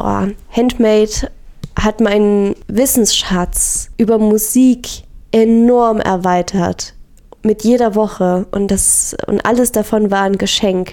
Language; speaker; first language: German; native; German